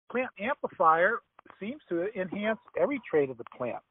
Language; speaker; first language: English; native; English